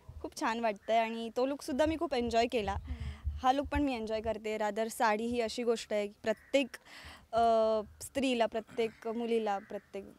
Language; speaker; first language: Marathi; native; Marathi